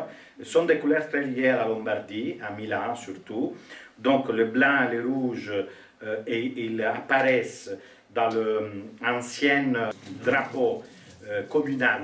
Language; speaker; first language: French; non-native, fluent; Italian